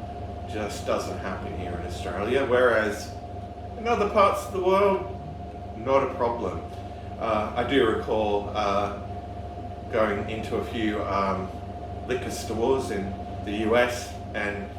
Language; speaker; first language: English; native; English